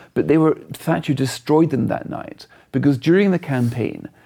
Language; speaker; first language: English; native; English